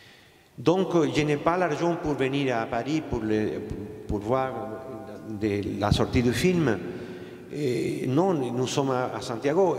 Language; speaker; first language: French; non-native, fluent; Spanish